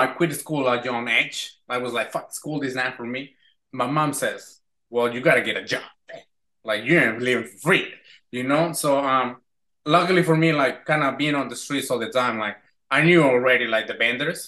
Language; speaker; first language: English; non-native, fluent; Spanish